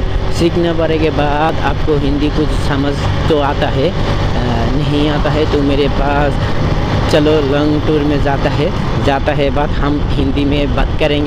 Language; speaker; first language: Hindi; non-native, learner; Bangla